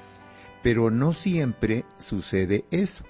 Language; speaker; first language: Spanish; native; Spanish